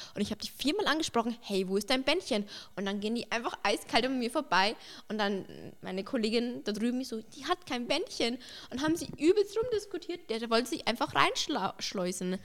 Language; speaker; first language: German; early bilingual, other home language; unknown